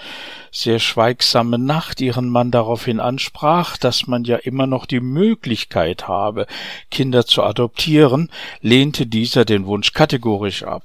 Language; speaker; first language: German; native; German